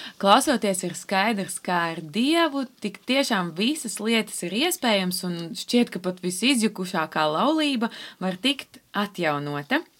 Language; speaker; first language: Latvian; native; Latvian